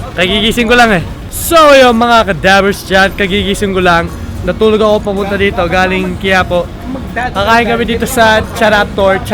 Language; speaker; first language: Filipino; native; Filipino